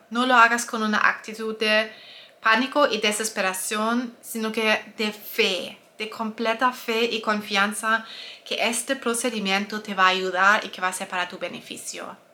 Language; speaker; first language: Spanish; non-native, fluent; German